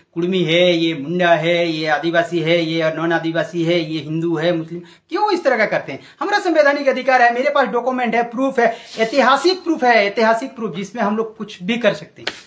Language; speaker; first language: Hindi; non-native, local second language; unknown